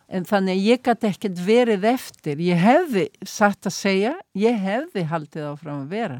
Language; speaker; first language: Icelandic; early bilingual, heritage; Icelandic